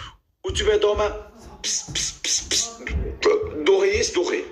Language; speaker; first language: Russian; non-native, learner; Uzbek